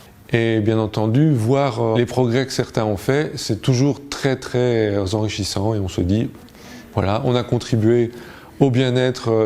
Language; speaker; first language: French; native; French